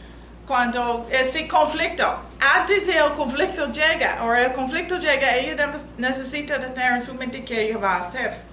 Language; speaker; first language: Spanish; non-native, learner; English